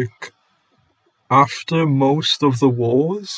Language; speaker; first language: English; native; English